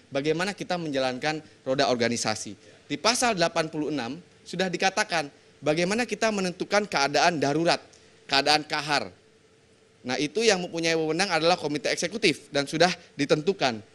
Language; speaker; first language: Indonesian; native; Indonesian